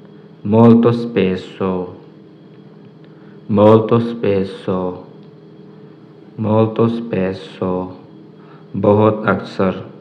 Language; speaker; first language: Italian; non-native, learner; Urdu